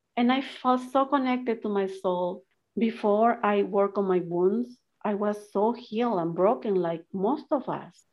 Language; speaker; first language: English; non-native, fluent; Spanish